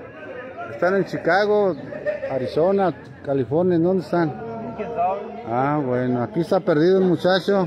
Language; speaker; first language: Spanish; native; Spanish